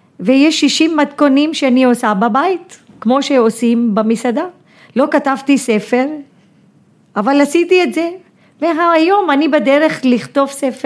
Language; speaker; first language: Hebrew; non-native, fluent; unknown